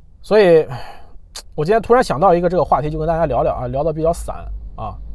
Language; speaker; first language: Chinese; native; Chinese